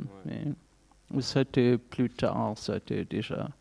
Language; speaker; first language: French; non-native, fluent; German